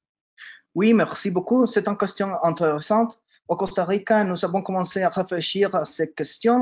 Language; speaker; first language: French; non-native, learner; Spanish